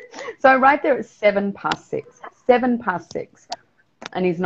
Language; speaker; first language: English; native; English